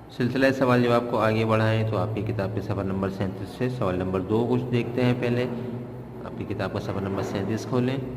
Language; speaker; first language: Urdu; native; Urdu